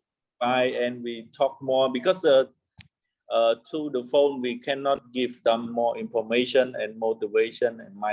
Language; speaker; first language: English; non-native, learner; Vietnamese